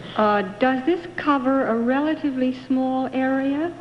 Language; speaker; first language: English; native; English